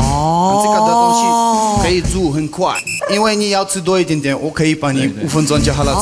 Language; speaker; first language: Chinese; non-native, learner; Russian